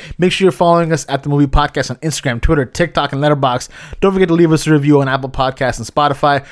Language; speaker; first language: English; early bilingual, other home language; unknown